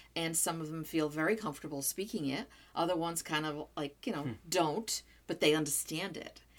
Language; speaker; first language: English; non-native, fluent; Portuguese